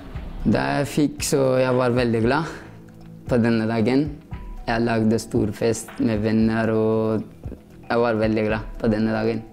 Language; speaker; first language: Norwegian; early bilingual, other home language; Persian